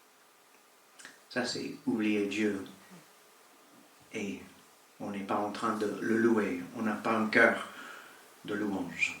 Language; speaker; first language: French; native; French